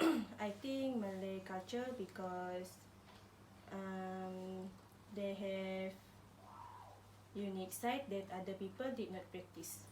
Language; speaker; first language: English; non-native, local second language; Malay